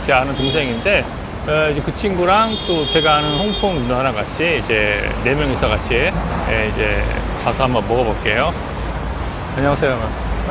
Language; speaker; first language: Korean; native; Korean